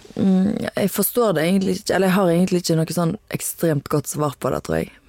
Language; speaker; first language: Norwegian; native; Norwegian